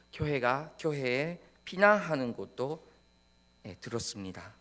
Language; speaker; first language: Korean; non-native, fluent; Japanese